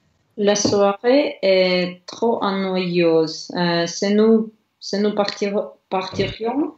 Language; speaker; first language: French; non-native, learner; Russian